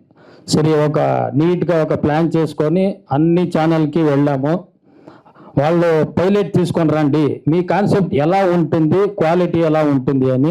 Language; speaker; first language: Telugu; non-native, learner; Kannada